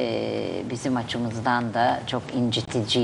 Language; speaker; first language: Turkish; native; Turkish